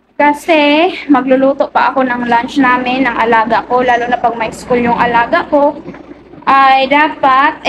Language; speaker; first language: Filipino; native; Filipino